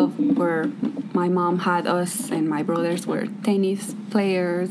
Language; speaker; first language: English; non-native, fluent; Spanish